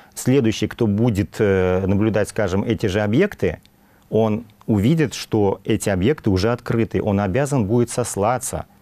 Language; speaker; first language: Russian; native; Russian